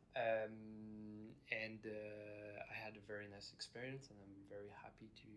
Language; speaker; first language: English; non-native, fluent; French